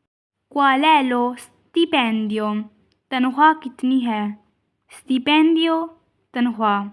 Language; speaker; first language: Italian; non-native, fluent; Urdu